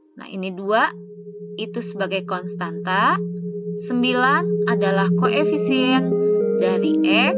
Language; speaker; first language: Indonesian; native; Indonesian